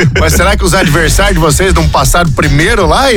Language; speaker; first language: Portuguese; native; Portuguese